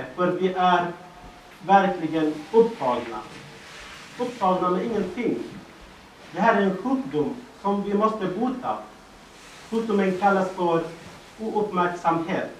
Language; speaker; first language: Swedish; non-native, fluent; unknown